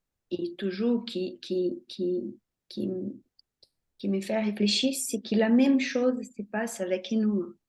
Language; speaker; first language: French; non-native, fluent; Portuguese